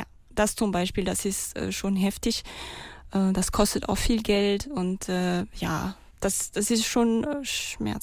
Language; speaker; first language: German; non-native, fluent; Malagasy